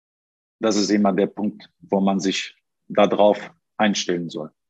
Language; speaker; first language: German; non-native, learner; Turkish